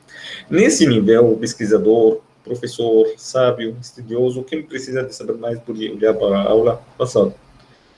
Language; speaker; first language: Portuguese; non-native, fluent; Arabic